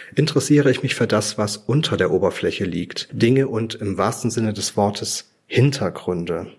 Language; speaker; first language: German; native; German